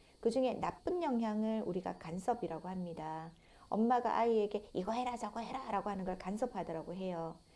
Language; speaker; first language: Korean; native; Korean